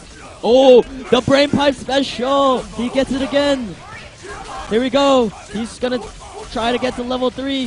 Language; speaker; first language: English; native; English